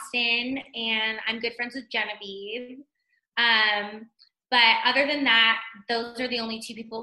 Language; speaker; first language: English; native; English